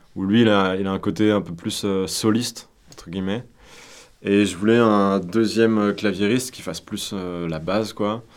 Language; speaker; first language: French; native; French